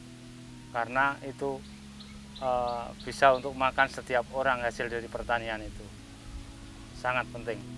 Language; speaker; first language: Indonesian; non-native, local second language; Javanese